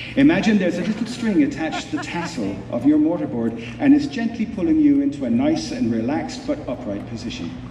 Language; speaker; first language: English; native; English